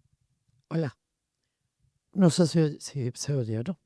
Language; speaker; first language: Spanish; native; Spanish